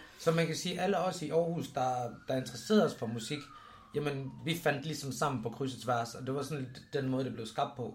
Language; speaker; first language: Danish; native; Danish